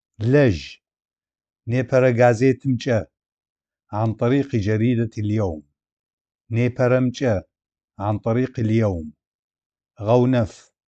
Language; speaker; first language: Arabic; non-native, local second language; Adyghe